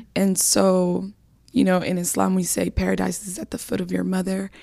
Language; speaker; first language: English; native; English